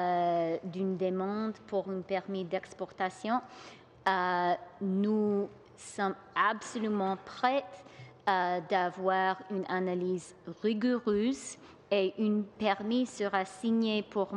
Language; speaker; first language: French; non-native, local second language; English